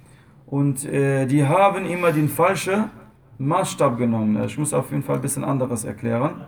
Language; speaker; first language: German; non-native, fluent; Arabic